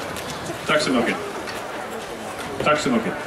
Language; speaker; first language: Swedish; non-native, learner; English